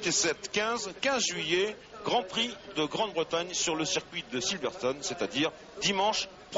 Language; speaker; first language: French; native; French